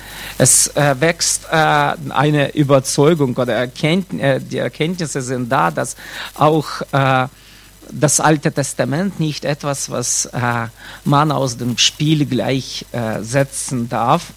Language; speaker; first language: German; non-native, fluent; Russian